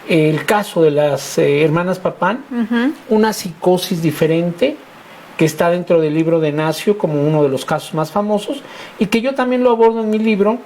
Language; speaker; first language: Spanish; native; Spanish